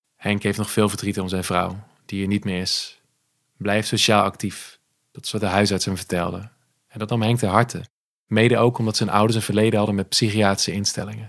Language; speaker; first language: Dutch; native; Dutch